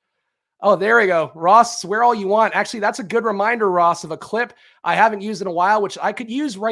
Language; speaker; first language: English; native; English